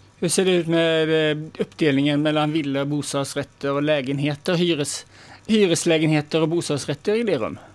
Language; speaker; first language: Swedish; native; Swedish